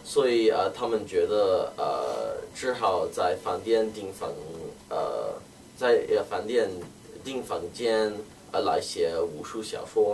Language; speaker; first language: Chinese; non-native, learner; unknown